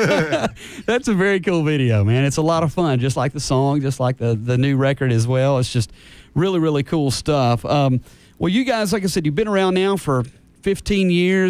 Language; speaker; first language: English; native; English